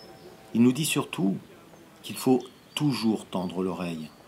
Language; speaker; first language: French; native; French